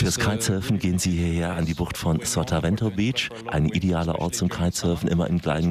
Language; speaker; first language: German; native; German